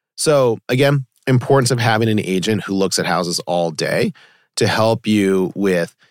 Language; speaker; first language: English; native; English